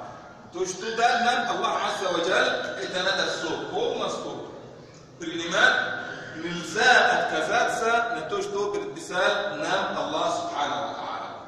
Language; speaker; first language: Russian; non-native, fluent; Arabic